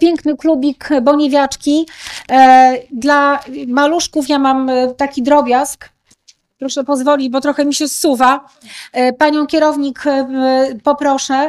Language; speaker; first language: Polish; native; Polish